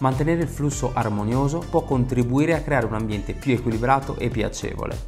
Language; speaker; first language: Italian; native; Italian